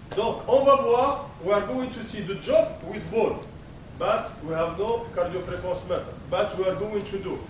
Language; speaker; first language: English; non-native, learner; Arabic